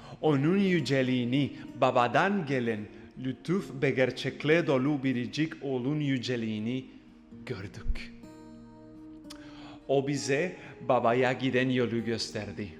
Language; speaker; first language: Turkish; non-native, fluent; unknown